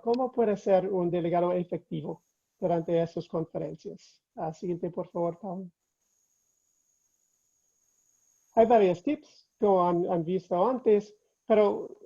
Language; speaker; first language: Spanish; non-native, fluent; English